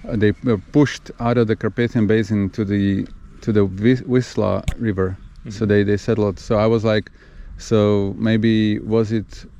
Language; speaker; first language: English; non-native, learner; Slovak